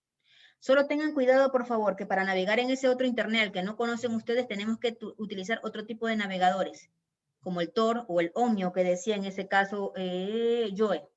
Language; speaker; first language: Spanish; native; Spanish